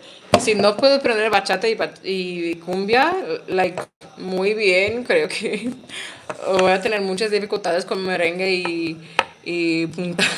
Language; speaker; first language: Spanish; non-native, learner; English